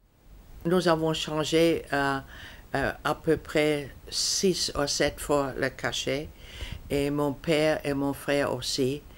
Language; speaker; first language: French; non-native, fluent; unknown